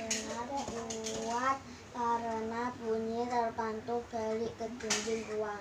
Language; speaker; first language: Indonesian; native; Indonesian